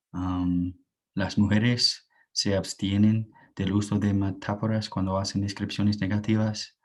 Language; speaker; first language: Spanish; non-native, fluent; English